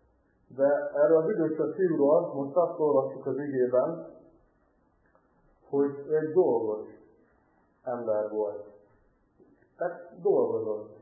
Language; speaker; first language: Hungarian; native; Hungarian